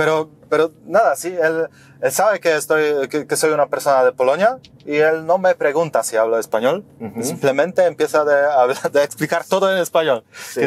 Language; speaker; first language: Spanish; non-native, fluent; Polish